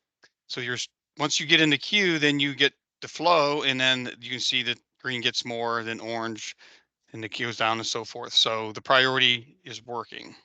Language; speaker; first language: English; native; English